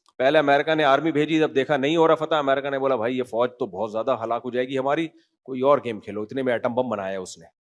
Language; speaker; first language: Urdu; native; Urdu